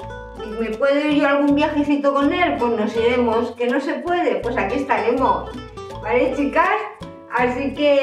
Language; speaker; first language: Spanish; native; Spanish